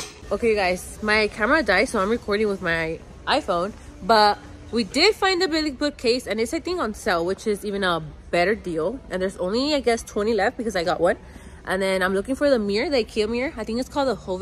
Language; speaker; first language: English; early bilingual, other home language; Spanish